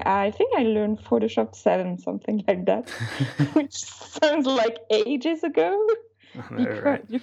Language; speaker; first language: English; non-native, fluent; Swiss German